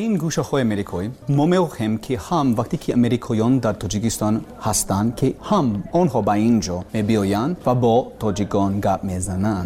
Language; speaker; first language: Persian; non-native, learner; English